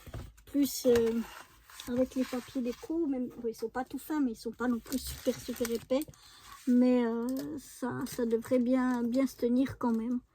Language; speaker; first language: French; native; French